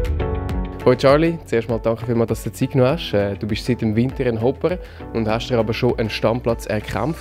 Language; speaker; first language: German; native; German